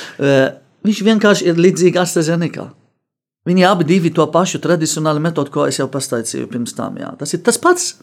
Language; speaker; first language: Latvian; non-native, fluent; Arabic